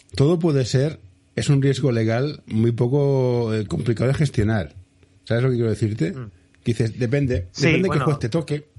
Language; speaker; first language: Spanish; native; Spanish